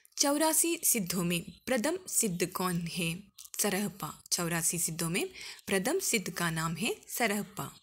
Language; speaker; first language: Hindi; non-native, local second language; Malayalam